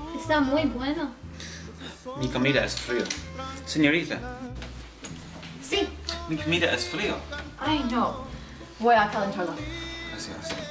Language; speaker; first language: Spanish; non-native, learner; English